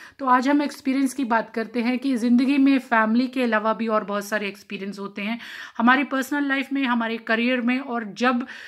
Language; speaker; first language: Hindi; non-native, local second language; Punjabi